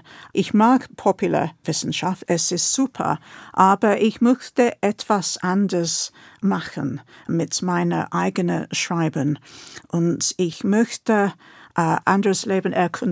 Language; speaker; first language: German; non-native, fluent; English